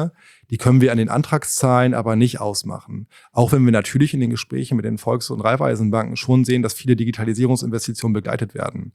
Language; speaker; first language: German; native; German